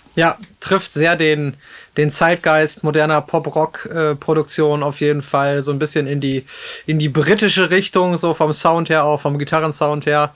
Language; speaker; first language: German; native; German